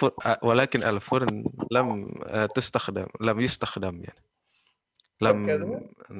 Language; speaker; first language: Arabic; non-native, fluent; Indonesian